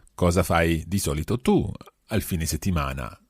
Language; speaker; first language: Italian; non-native, fluent; English